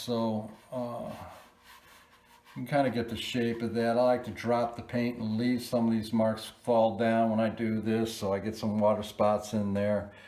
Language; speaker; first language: English; native; English